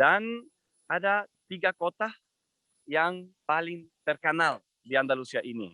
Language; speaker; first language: Indonesian; non-native, fluent; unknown